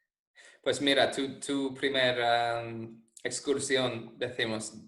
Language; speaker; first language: Spanish; non-native, fluent; English